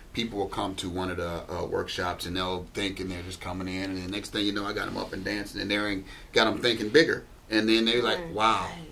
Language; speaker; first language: English; native; English